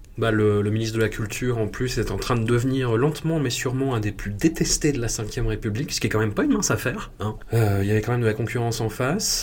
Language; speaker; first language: French; native; French